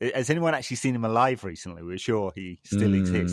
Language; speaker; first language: English; native; English